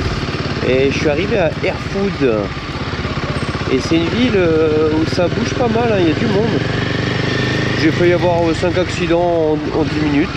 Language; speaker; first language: French; native; French